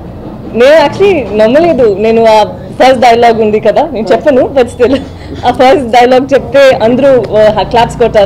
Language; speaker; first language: Telugu; non-native, fluent; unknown